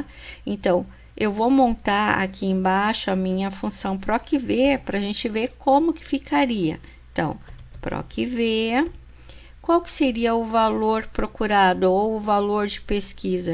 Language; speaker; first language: Portuguese; native; Portuguese